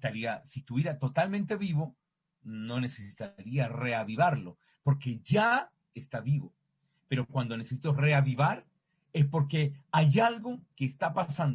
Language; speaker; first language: Spanish; native; Spanish